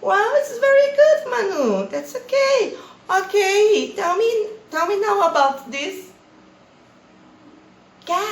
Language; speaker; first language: English; non-native, learner; Portuguese